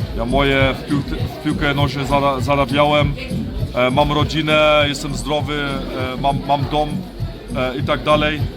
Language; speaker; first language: Polish; early bilingual, heritage; Polish